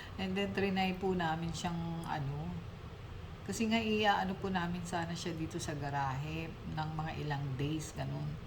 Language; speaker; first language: Filipino; native; Filipino